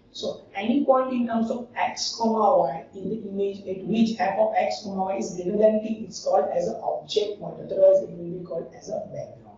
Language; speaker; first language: English; non-native, local second language; Gujarati